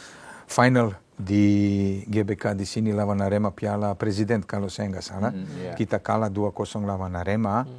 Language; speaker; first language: Indonesian; non-native, fluent; Serbian